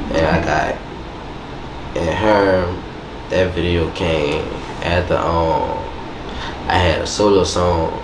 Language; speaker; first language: English; native; English